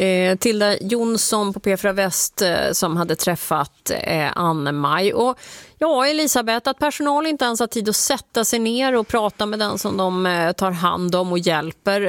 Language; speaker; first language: Swedish; native; Swedish